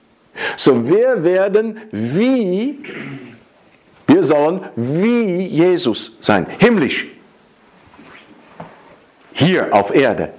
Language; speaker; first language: German; non-native, fluent; Dutch